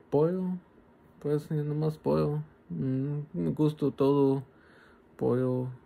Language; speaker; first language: Spanish; early bilingual, heritage; Spanish